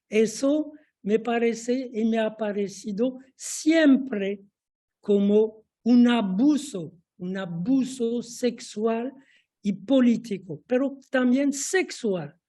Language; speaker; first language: Spanish; non-native, fluent; French